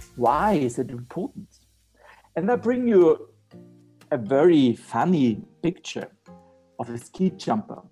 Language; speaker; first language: English; non-native, fluent; German